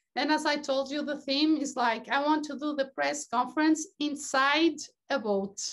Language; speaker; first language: English; non-native, fluent; Portuguese